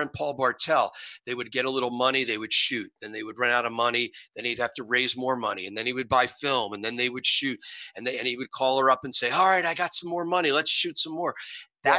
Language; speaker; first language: English; native; English